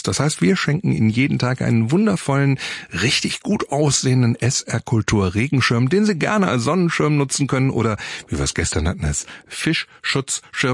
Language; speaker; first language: German; native; German